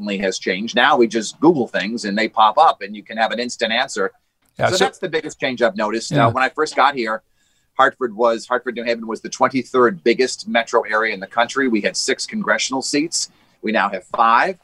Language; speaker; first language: English; native; English